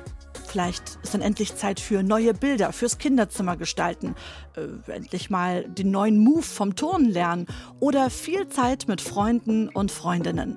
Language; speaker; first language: German; native; German